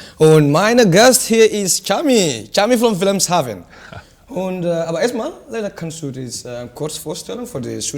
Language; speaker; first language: German; non-native, fluent; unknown